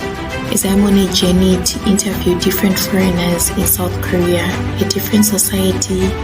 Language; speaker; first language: English; non-native, fluent; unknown